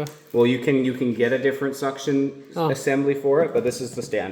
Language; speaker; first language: English; native; English